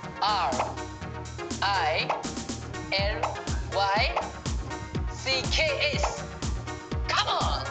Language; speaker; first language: English; non-native, learner; Japanese